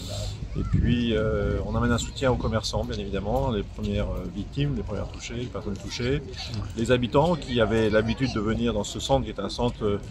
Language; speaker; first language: French; native; French